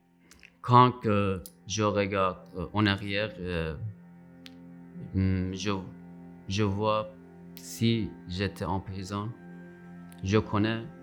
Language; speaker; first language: French; non-native, learner; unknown